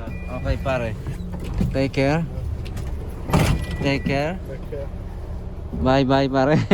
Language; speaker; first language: English; non-native, learner; Filipino